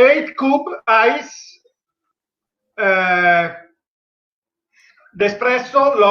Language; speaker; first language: English; non-native, learner; Italian